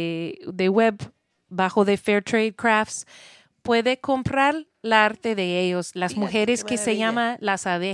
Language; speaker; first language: Spanish; non-native, learner; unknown